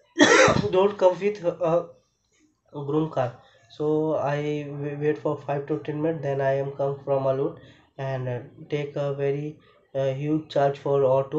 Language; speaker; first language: English; non-native, learner; Bangla